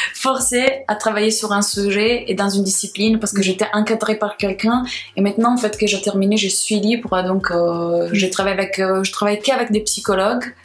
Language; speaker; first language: French; non-native, fluent; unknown